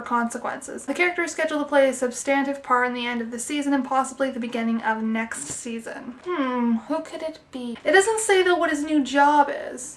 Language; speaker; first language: English; native; English